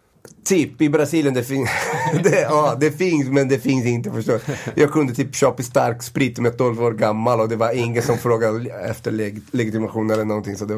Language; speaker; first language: Swedish; non-native, fluent; Portuguese